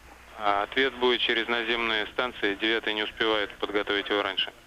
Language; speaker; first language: Russian; native; Russian